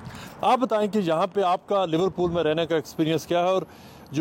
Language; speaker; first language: Urdu; native; Urdu